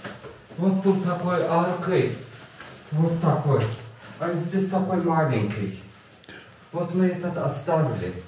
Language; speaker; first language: Russian; non-native, local second language; Azerbaijani